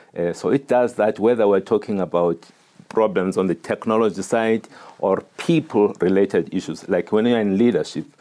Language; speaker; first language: English; non-native, local second language; Xhosa